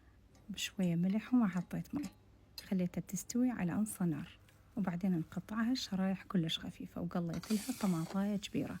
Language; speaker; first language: Arabic; native; Arabic